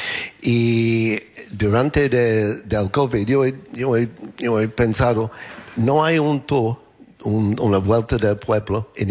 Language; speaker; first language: Spanish; non-native, fluent; English